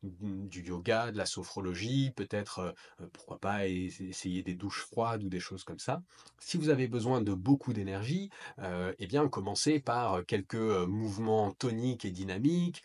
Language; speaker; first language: French; native; French